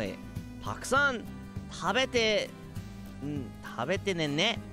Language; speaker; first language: Japanese; non-native, learner; English